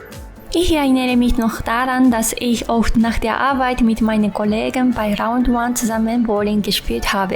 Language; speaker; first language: German; non-native, fluent; Japanese